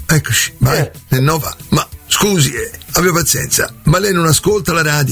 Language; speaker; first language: Italian; native; Italian